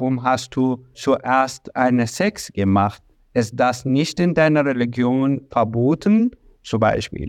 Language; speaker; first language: German; non-native, learner; Arabic